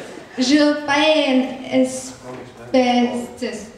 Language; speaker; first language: French; non-native, learner; Slovak